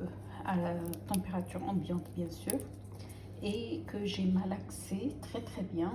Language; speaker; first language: French; non-native, local second language; Arabic